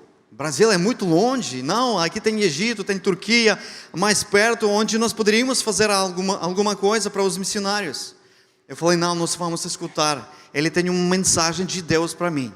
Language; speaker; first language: Portuguese; non-native, fluent; Ukrainian